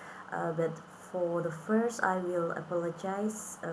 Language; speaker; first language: English; non-native, fluent; Indonesian